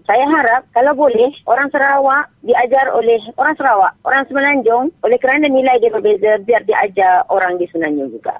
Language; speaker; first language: Malay; non-native, local second language; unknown